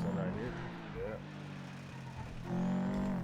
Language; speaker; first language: English; native; English